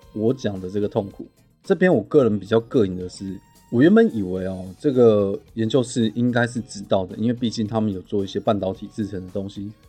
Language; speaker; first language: Chinese; non-native, local second language; Min Nan Chinese